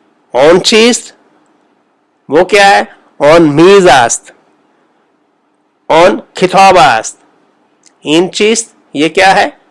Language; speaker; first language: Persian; non-native, fluent; Urdu